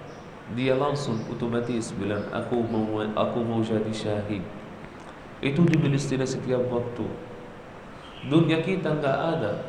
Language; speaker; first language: Indonesian; non-native, learner; Arabic